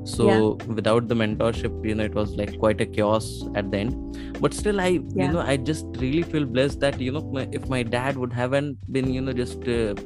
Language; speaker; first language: English; non-native, local second language; Hindi